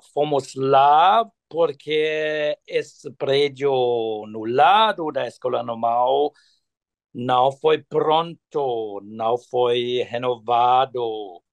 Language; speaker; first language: Portuguese; non-native, fluent; German